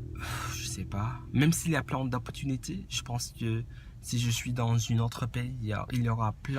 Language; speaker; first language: French; non-native, fluent; English